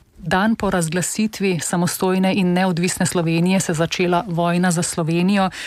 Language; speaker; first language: Slovenian; native; Slovenian